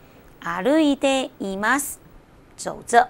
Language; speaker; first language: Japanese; non-native, fluent; Chinese